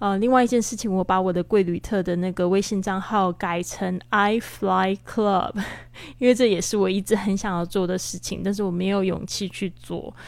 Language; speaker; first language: Chinese; native; Chinese